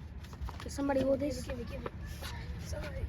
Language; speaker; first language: English; native; English